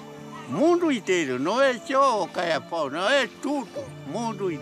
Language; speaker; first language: Portuguese; non-native, local second language; Kayapó